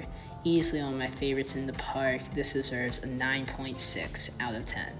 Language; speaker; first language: English; native; English